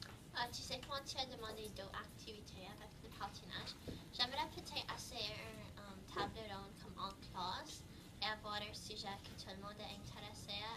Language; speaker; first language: French; non-native, fluent; English